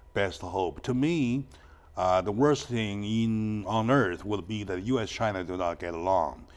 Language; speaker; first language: English; non-native, fluent; Chinese